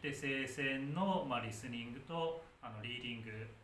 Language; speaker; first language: Japanese; native; Japanese